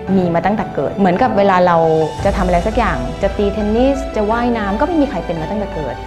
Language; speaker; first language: Thai; native; Thai